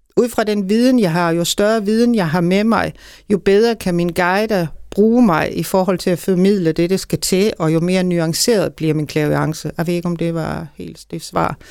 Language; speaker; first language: Danish; native; Danish